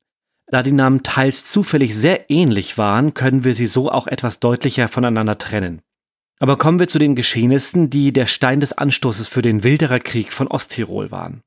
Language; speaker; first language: German; native; German